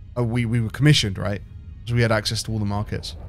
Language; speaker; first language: English; native; English